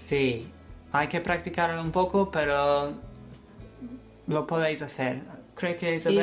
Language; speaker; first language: Spanish; non-native, fluent; English